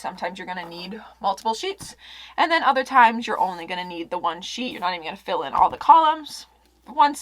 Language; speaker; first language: English; native; English